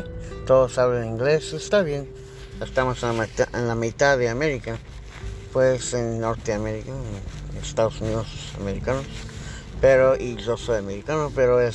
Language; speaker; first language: Spanish; early bilingual, heritage; English